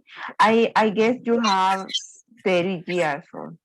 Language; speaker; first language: English; non-native, learner; Spanish